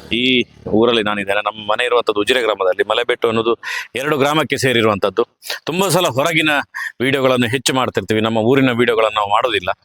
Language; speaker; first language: Kannada; non-native, local second language; Tulu